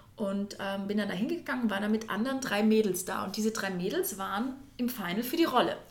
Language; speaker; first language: German; native; German